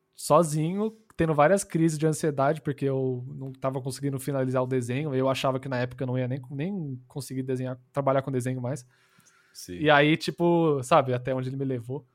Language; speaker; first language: Portuguese; early bilingual, other home language; English